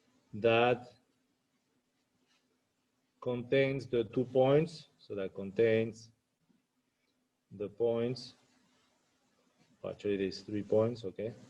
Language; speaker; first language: English; non-native, fluent; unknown